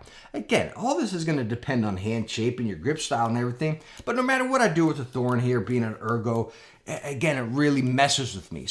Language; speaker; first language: English; native; English